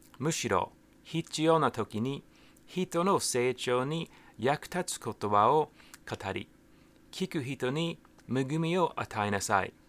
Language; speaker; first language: Japanese; non-native, fluent; English